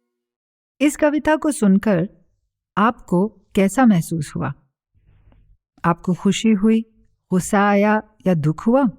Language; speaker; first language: Hindi; native; Hindi